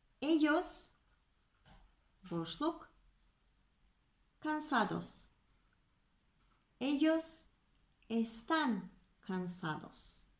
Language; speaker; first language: Spanish; non-native, fluent; Turkish